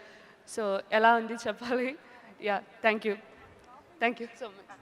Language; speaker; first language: Telugu; non-native, learner; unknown